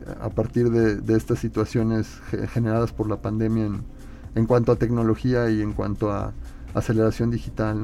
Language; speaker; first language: Spanish; native; Spanish